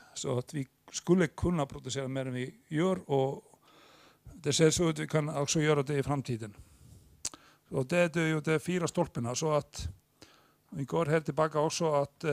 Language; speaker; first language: Swedish; non-native, fluent; Icelandic